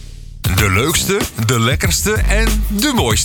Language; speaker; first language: Dutch; native; Dutch